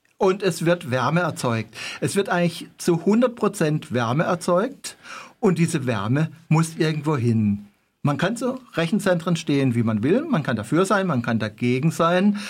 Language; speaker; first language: German; native; German